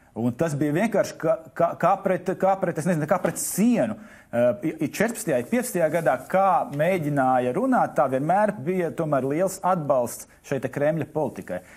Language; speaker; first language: Latvian; native; Latvian